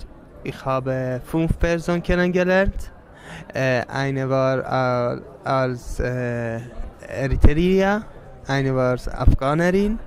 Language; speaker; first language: German; non-native, learner; Persian